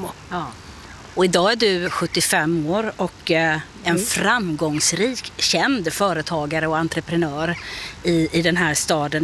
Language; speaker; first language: Swedish; native; Swedish